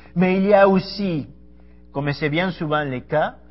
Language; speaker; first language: French; non-native, fluent; Spanish